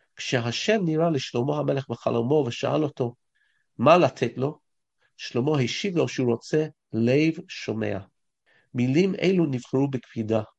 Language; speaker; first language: Hebrew; non-native, fluent; English